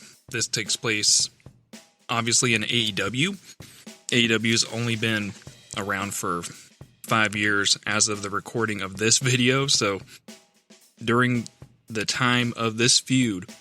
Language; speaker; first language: English; native; English